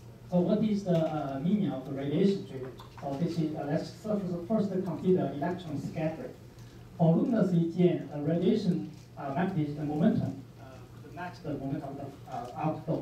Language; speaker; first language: English; non-native, fluent; Chinese